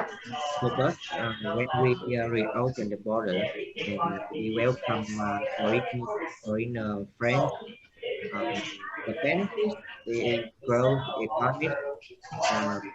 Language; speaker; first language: English; non-native, learner; Vietnamese